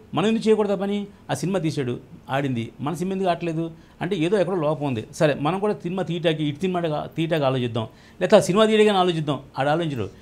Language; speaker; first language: Telugu; native; Telugu